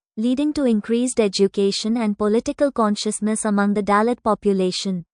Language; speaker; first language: English; non-native, local second language; Tamil